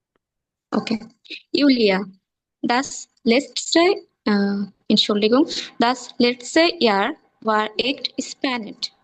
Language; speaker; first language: German; non-native, learner; Bangla